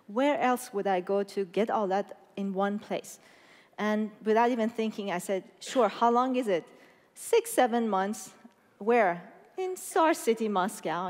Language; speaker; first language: English; non-native, fluent; Persian